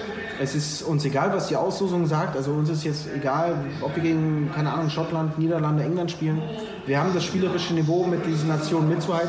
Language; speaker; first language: German; native; German